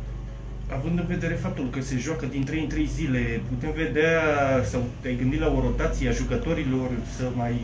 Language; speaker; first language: Romanian; native; Romanian